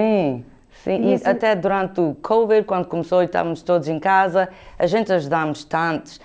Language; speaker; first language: Portuguese; early bilingual, heritage; Portuguese